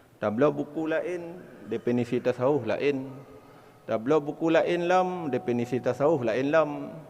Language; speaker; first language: Malay; non-native, local second language; Achinese